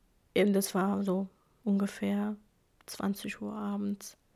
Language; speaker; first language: German; non-native, fluent; Kurdish